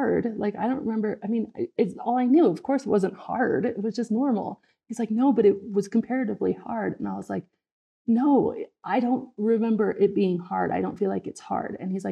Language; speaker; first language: English; native; English